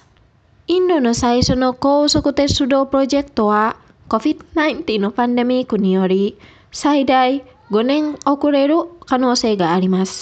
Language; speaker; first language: Japanese; non-native, fluent; Indonesian